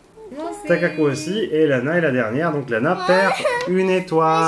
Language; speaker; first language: French; native; French